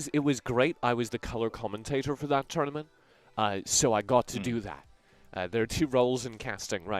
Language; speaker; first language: English; native; English